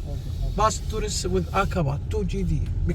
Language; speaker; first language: English; non-native, learner; Arabic